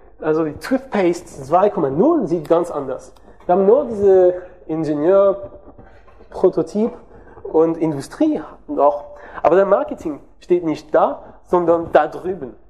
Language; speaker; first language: German; non-native, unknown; French